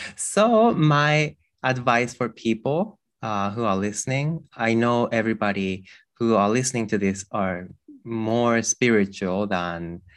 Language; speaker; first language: English; non-native, fluent; Japanese